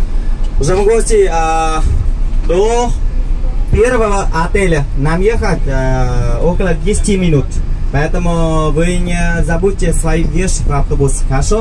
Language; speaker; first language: Russian; non-native, learner; Vietnamese